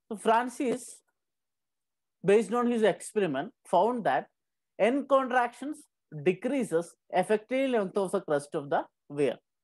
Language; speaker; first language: English; non-native, local second language; Malayalam